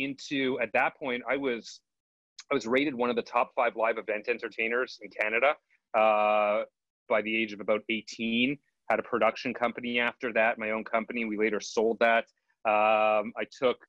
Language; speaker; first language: English; native; English